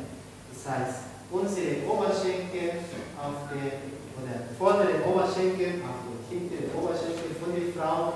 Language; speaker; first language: German; non-native, fluent; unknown